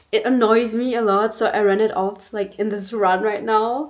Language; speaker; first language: English; non-native, fluent; German